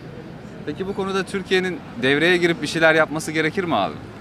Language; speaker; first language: Turkish; native; Turkish